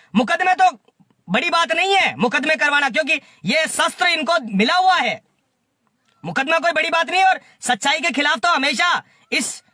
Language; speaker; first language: Hindi; native; Hindi